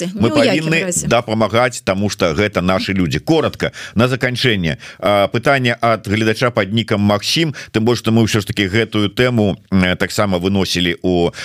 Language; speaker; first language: Belarusian; native; Belarusian